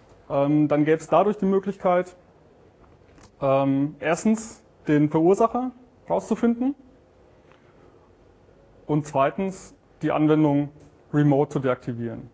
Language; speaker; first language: German; native; German